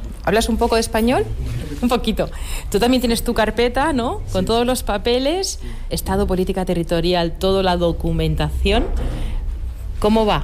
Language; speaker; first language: Spanish; native; Spanish